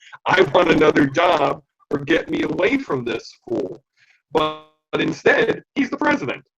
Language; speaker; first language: English; native; English